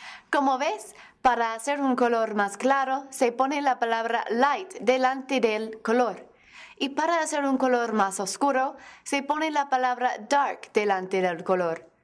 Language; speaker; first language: Spanish; non-native, fluent; English